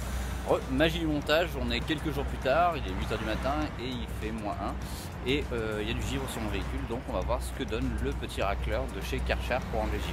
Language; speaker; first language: French; native; French